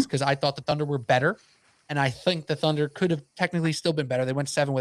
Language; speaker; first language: English; native; English